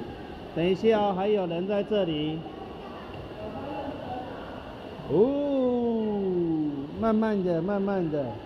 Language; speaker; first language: Chinese; native; Chinese